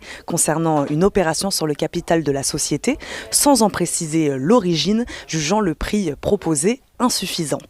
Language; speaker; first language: French; native; French